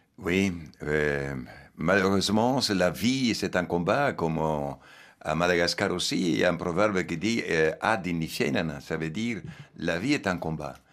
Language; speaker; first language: French; non-native, fluent; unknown